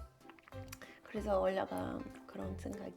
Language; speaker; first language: Korean; non-native, fluent; Ukrainian